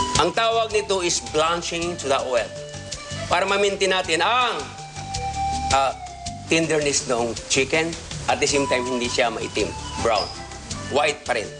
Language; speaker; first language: Filipino; non-native, local second language; Cebuano